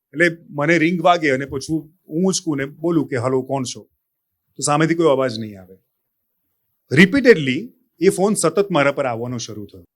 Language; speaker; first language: Gujarati; native; Gujarati